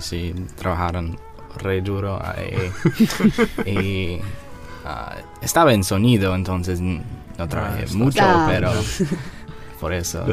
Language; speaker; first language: Spanish; non-native, learner; English